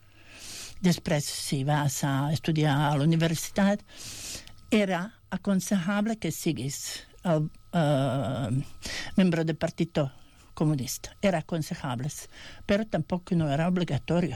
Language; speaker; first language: Catalan; non-native, fluent; Bosnian